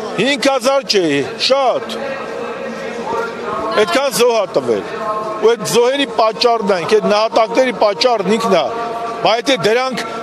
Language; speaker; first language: Armenian; native; Armenian